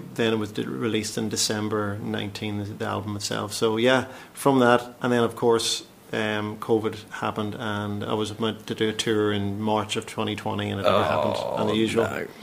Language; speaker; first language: English; native; English